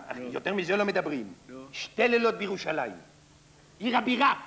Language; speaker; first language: Hebrew; native; Hebrew